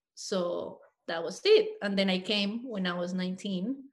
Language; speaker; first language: English; non-native, fluent; Spanish